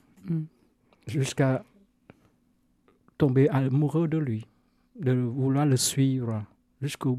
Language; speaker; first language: French; non-native, fluent; Vietnamese